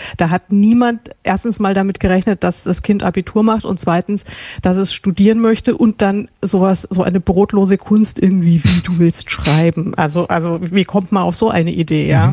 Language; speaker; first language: German; native; German